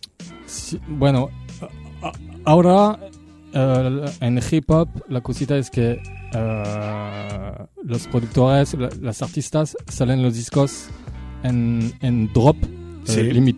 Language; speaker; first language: Spanish; non-native, fluent; French